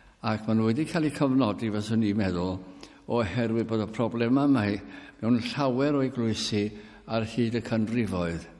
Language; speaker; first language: Welsh; early bilingual, heritage; Welsh